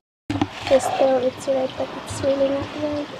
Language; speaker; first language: English; non-native, learner; Cebuano